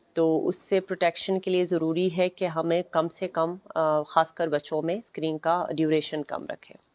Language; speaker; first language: Urdu; non-native, local second language; Khowar